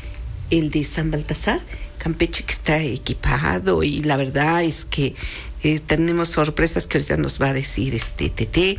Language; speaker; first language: Spanish; native; Spanish